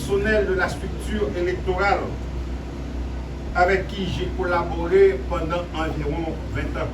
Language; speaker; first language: French; non-native, local second language; Haitian Creole